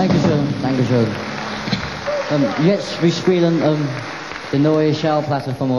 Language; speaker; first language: German; non-native, learner; English